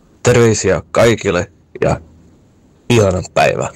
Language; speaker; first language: Finnish; non-native, fluent; Czech